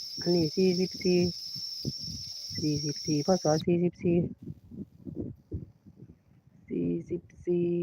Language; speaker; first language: Thai; non-native, local second language; Northeastern Thai